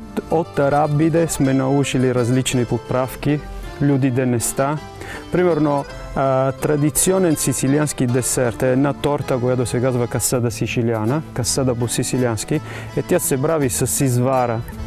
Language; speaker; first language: Bulgarian; non-native, fluent; Italian